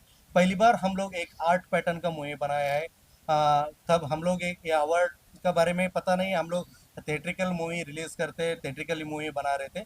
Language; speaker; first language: Hindi; non-native, local second language; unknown